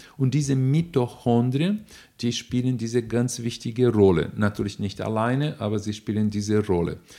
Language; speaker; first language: German; non-native, fluent; Portuguese